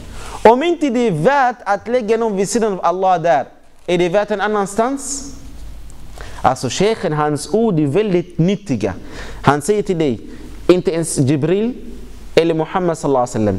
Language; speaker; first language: Swedish; non-native, fluent; Arabic